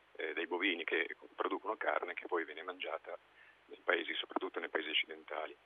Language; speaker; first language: Italian; native; Italian